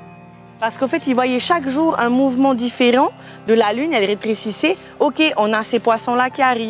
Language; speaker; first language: French; native; French